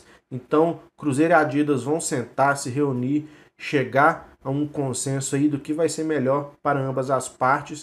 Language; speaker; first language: Portuguese; native; Portuguese